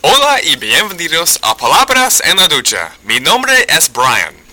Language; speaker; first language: Spanish; non-native, learner; English